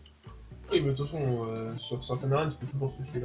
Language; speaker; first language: French; native; French